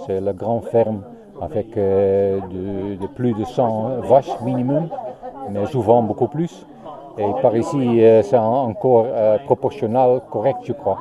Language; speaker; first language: French; non-native, learner; Dutch